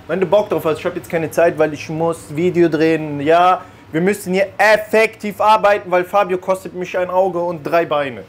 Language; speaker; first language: German; early bilingual, other home language; Italian